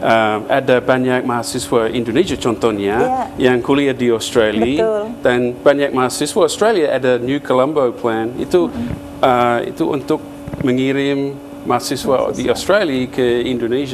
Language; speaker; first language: Indonesian; non-native, fluent; English